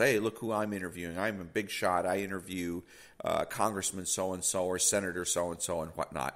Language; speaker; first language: English; native; English